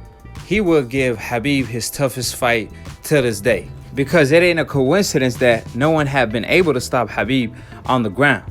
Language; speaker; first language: English; native; English